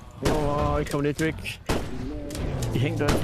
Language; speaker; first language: German; native; German